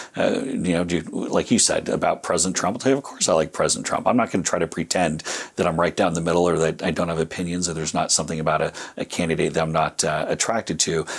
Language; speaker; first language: English; native; English